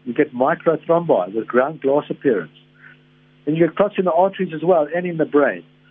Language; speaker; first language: English; native; English